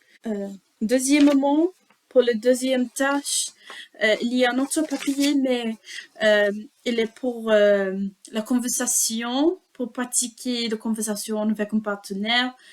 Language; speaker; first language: French; non-native, learner; English